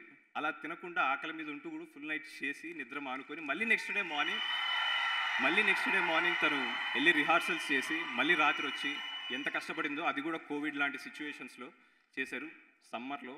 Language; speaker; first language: Telugu; native; Telugu